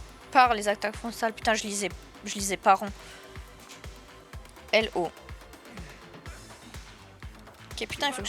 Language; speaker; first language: French; native; French